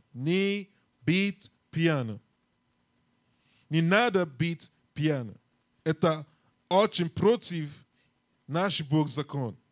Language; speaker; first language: Russian; non-native, learner; English